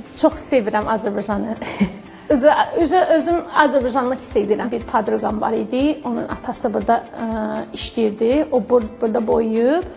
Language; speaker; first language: Azerbaijani; non-native, fluent; English